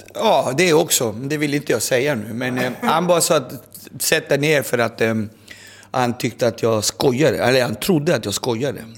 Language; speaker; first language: Swedish; early bilingual, other home language; Spanish